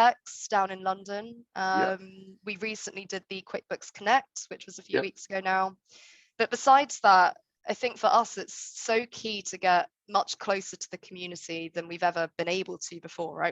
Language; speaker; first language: English; native; English